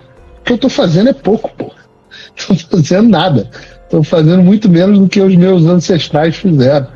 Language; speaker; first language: Portuguese; native; Portuguese